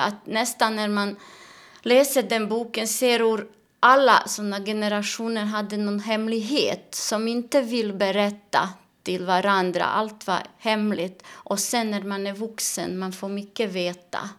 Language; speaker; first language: Swedish; non-native, fluent; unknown